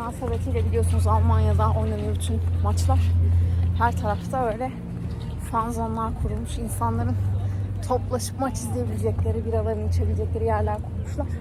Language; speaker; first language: Turkish; native; Turkish